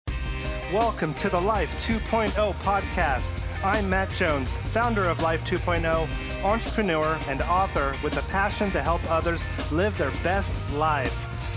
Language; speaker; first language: English; native; English